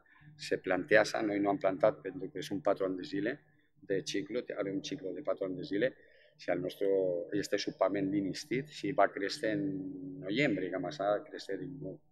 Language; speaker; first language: Romanian; non-native, fluent; Spanish